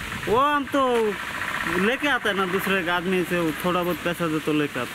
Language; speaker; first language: Hindi; non-native, learner; Bangla